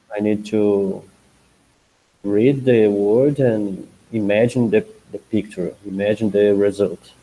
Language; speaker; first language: English; non-native, learner; Portuguese